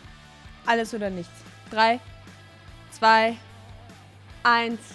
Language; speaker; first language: German; native; German